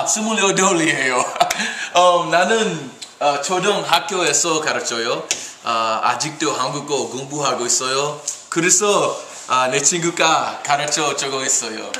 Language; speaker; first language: Korean; non-native, learner; English